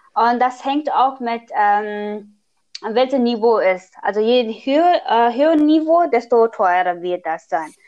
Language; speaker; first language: German; non-native, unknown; Nepali